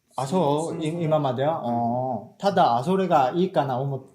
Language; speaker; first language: Japanese; non-native, fluent; Korean